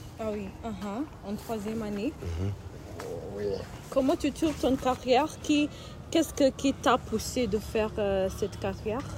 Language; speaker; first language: French; non-native, learner; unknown